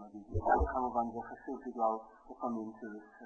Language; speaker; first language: Hebrew; non-native, fluent; English